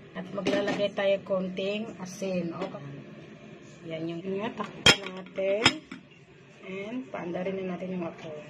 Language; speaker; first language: Filipino; non-native, local second language; Cebuano